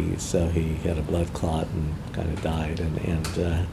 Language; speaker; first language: English; native; English